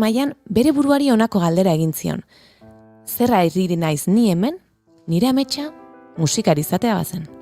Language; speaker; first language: Basque; native; Basque